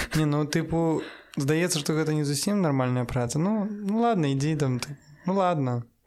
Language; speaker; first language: Belarusian; non-native, local second language; Russian